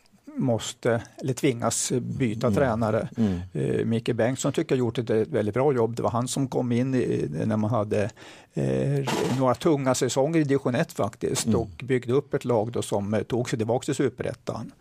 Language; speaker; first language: Swedish; native; Swedish